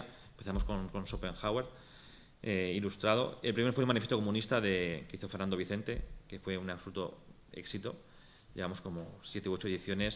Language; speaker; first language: Spanish; native; Spanish